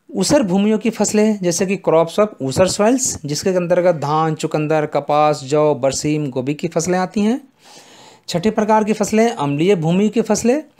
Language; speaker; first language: Hindi; native; Hindi